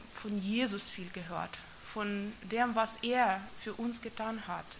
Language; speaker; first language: German; non-native, fluent; Russian